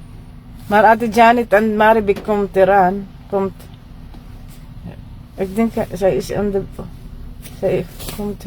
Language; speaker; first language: Dutch; non-native, learner; Filipino